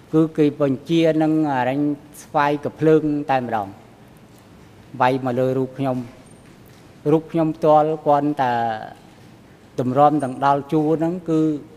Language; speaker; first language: Khmer; native; Khmer